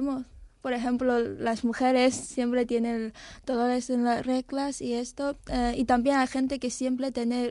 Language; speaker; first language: Spanish; non-native, fluent; Chinese